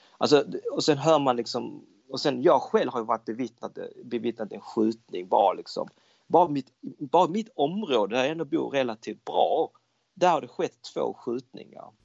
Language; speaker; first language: Swedish; early bilingual, other home language; Cantonese